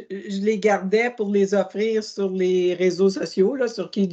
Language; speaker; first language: French; native; French